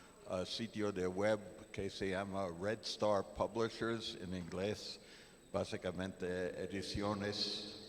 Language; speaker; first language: Spanish; non-native, fluent; English